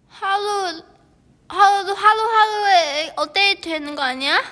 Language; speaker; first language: Korean; non-native, fluent; Chinese